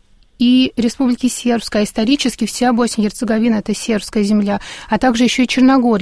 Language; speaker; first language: Russian; native; Russian